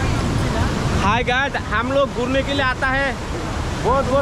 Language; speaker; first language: Hindi; non-native, local second language; Bangla